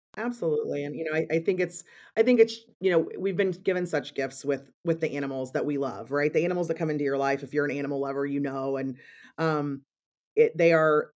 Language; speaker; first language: English; native; English